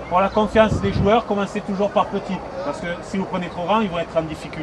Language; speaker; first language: French; native; French